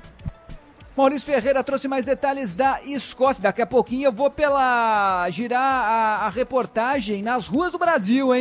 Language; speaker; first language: Portuguese; native; Portuguese